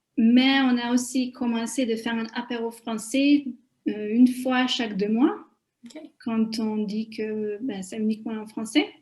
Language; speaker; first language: French; non-native, fluent; Hungarian